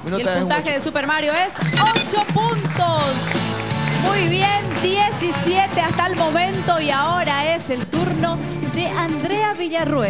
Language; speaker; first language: Spanish; native; Spanish